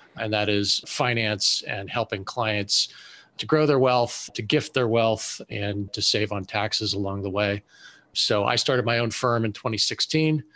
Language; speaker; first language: English; native; English